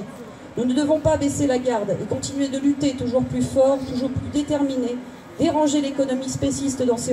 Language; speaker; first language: French; native; French